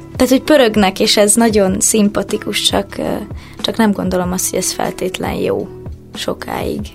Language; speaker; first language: Hungarian; native; Hungarian